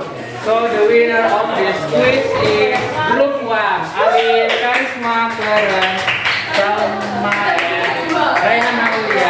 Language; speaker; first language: English; non-native, learner; Indonesian